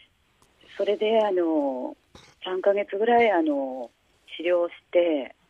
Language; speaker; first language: Japanese; native; Japanese